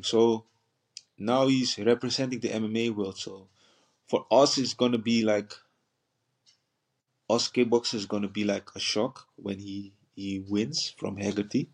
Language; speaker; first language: English; non-native, fluent; Dutch